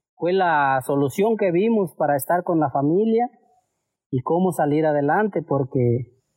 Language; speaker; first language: Spanish; native; Spanish